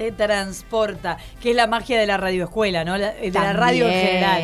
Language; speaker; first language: Spanish; native; Spanish